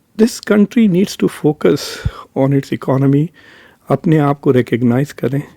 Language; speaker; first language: Urdu; native; Urdu